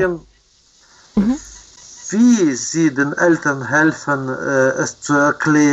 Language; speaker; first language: German; non-native, fluent; Ukrainian